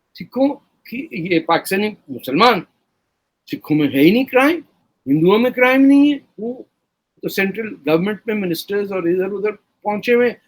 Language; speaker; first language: Urdu; native; Urdu